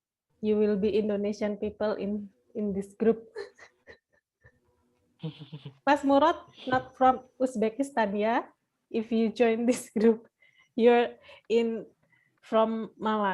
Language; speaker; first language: English; non-native, fluent; Indonesian